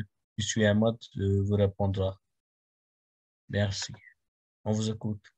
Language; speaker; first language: French; non-native, fluent; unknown